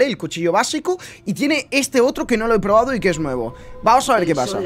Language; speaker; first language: Spanish; native; Spanish